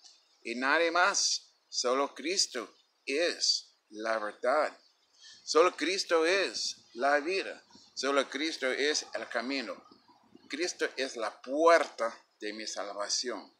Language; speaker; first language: Spanish; non-native, fluent; English